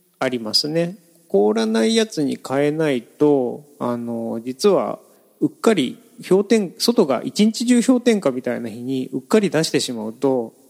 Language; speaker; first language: Japanese; native; Japanese